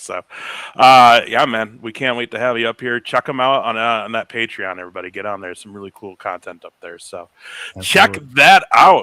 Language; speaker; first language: English; native; English